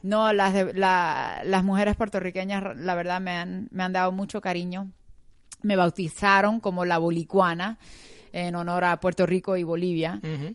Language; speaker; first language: Spanish; early bilingual, heritage; Spanish